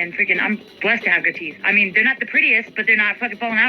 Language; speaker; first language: English; native; English